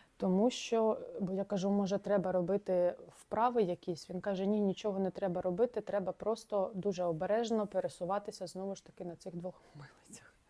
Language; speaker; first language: Ukrainian; non-native, local second language; Russian